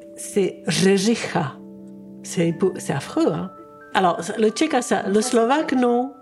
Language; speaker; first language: French; early bilingual, other home language; Czech